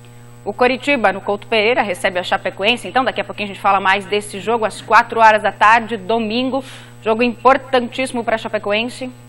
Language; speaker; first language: Portuguese; native; Portuguese